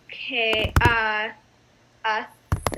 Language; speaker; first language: Spanish; non-native, learner; English